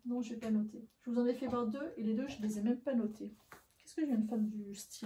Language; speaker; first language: French; native; French